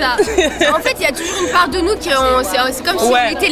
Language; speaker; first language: French; native; French